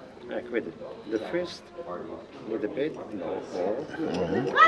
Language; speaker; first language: English; non-native, learner; Italian